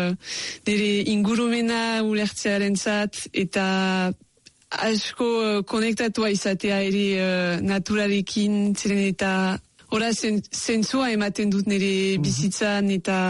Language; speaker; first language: Basque; non-native, local second language; French